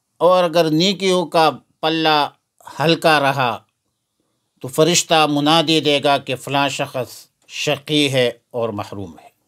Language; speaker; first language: Urdu; non-native, local second language; Pashto